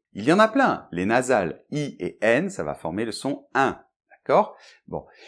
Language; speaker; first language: French; native; French